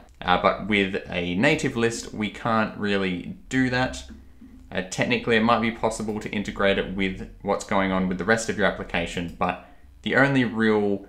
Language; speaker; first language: English; native; English